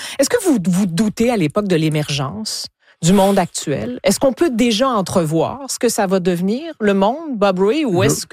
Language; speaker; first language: French; native; French